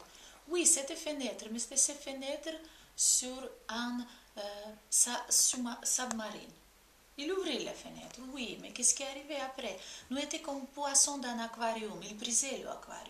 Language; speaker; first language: French; non-native, fluent; Georgian